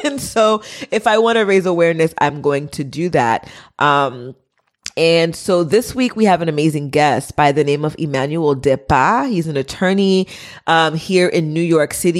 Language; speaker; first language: English; early bilingual, other home language; Haitian Creole